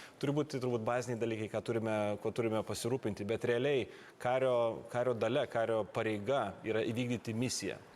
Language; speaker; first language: Lithuanian; native; Lithuanian